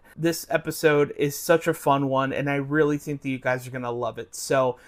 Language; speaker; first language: English; native; English